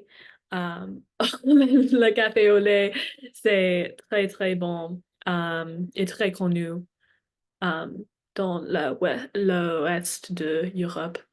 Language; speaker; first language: French; non-native, learner; English